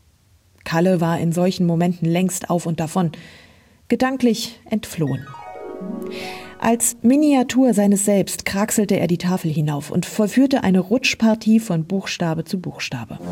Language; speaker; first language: German; native; German